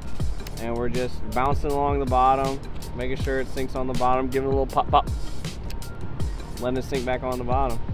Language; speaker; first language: English; native; English